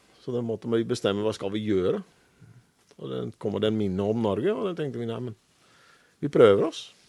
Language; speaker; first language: Norwegian; non-native, fluent; Dutch